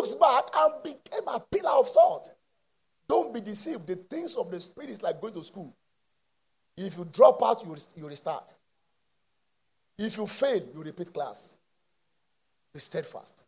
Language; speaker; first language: English; non-native, local second language; Yoruba